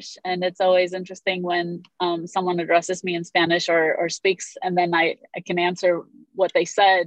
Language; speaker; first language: English; non-native, fluent; Romanian